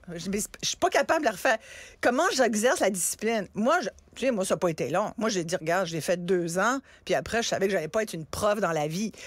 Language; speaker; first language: French; early bilingual, other home language; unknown